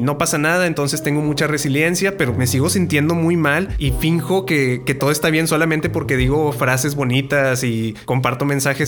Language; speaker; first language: Spanish; native; Spanish